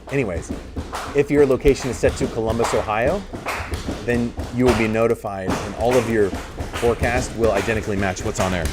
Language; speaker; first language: English; native; English